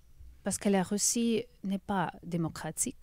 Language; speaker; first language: French; non-native, learner; Ukrainian